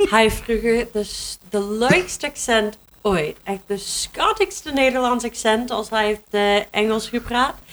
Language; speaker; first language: Dutch; non-native, fluent; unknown